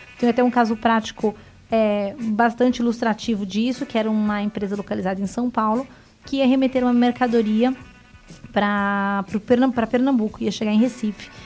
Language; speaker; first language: Portuguese; native; Portuguese